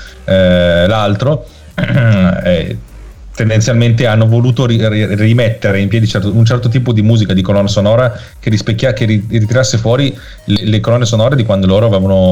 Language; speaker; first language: Italian; native; Italian